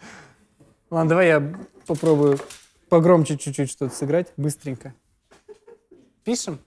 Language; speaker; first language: Russian; native; Russian